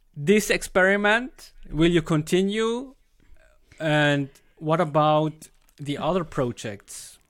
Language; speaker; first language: English; non-native, fluent; Swiss German